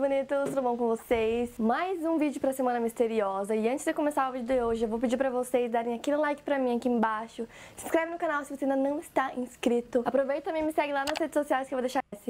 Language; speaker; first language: Portuguese; native; Portuguese